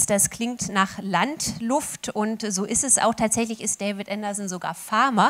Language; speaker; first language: German; native; German